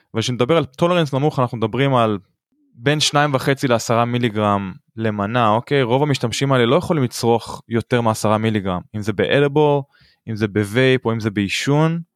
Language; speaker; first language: Hebrew; native; Hebrew